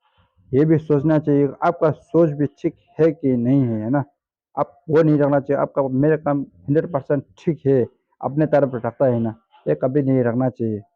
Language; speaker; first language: Hindi; non-native, fluent; Tibetan